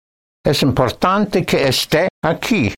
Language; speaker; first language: Spanish; non-native, fluent; English